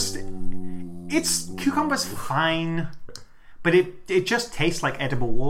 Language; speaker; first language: English; native; English